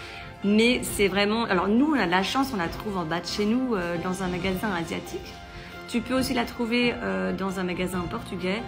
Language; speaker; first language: French; native; French